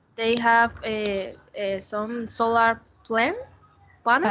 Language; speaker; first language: English; non-native, learner; Spanish